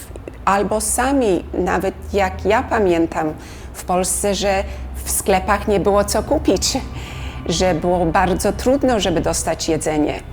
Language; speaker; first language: Polish; early bilingual, heritage; Polish